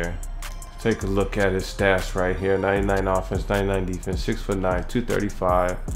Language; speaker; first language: English; native; English